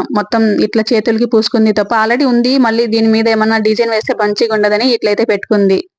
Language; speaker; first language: Telugu; native; Telugu